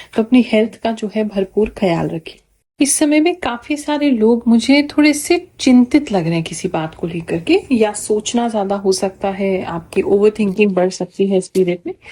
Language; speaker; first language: Hindi; native; Hindi